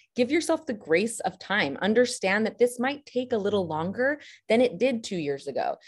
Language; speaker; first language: English; native; English